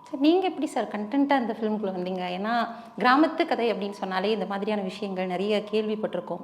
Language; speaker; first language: Tamil; native; Tamil